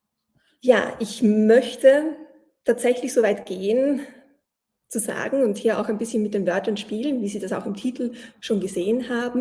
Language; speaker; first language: German; native; German